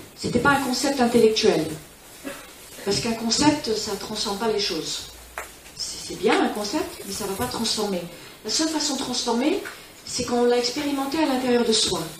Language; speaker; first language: French; non-native, fluent; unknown